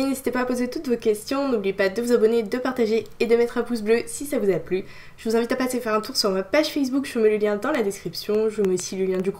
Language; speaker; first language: French; native; French